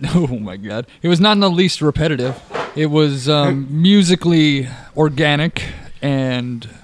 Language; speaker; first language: English; native; English